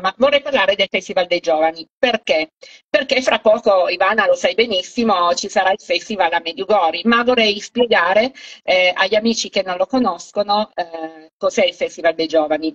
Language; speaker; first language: Italian; native; Italian